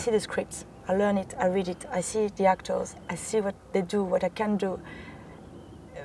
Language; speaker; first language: English; non-native, fluent; French